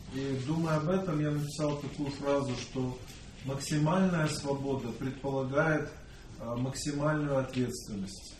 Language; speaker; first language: Russian; native; Russian